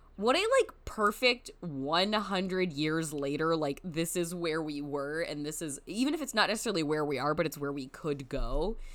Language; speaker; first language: English; native; English